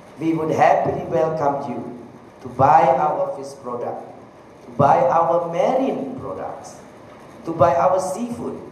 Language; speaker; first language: English; non-native, fluent; Indonesian